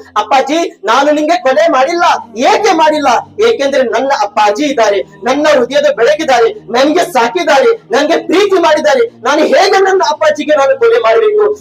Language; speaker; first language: Kannada; non-native, local second language; Urdu